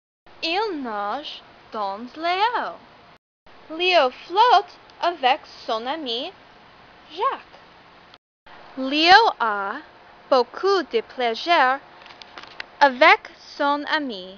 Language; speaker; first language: French; non-native, learner; English